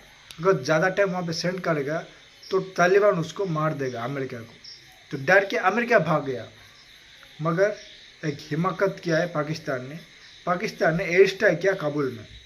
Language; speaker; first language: Hindi; non-native, local second language; Odia